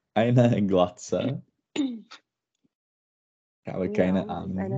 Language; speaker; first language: German; non-native, learner; Czech